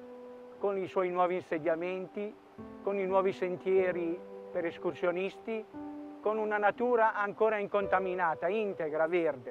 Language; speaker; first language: Italian; native; Italian